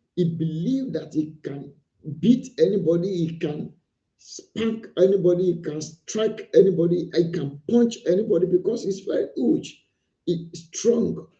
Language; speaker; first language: English; non-native, local second language; Yoruba